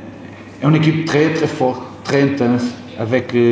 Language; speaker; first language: French; non-native, learner; Portuguese